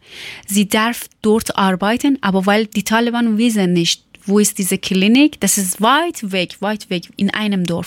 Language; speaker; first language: German; non-native, learner; Persian